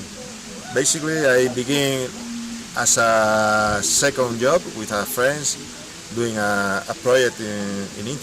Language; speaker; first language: English; non-native, learner; Spanish